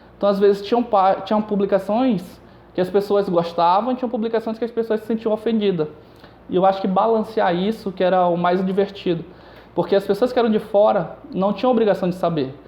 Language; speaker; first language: Portuguese; native; Portuguese